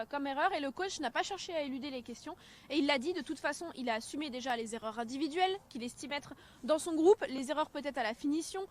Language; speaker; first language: French; native; French